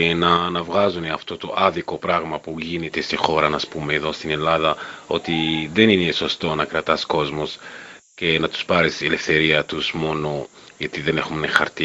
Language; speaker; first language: Greek; non-native, learner; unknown